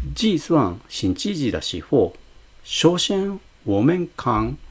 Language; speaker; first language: Chinese; non-native, fluent; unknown